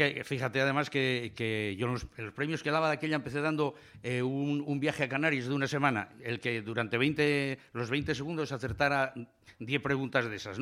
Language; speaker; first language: Spanish; native; Spanish